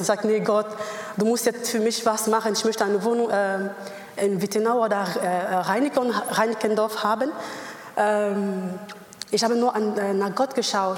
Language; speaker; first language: German; non-native, learner; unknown